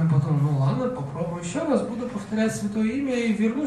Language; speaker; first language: Russian; native; Russian